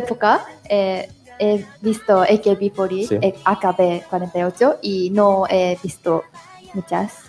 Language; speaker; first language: Spanish; non-native, learner; Japanese